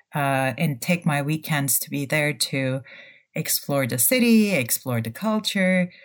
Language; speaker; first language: English; non-native, fluent; Turkish